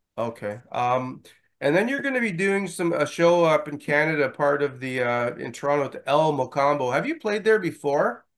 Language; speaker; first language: English; native; English